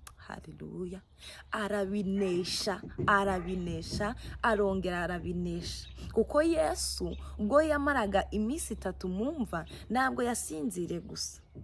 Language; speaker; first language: Kinyarwanda; native; Kinyarwanda